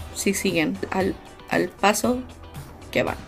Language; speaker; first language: Spanish; early bilingual, heritage; Spanish